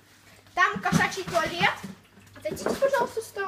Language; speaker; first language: Russian; early bilingual, heritage; Russian